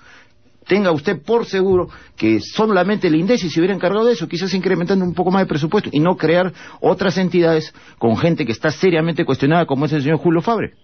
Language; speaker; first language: Spanish; native; Spanish